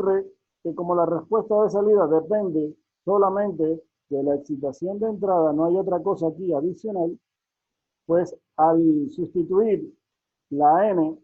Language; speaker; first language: Spanish; native; Spanish